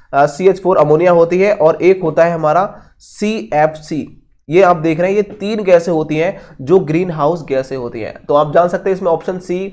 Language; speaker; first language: Hindi; native; Hindi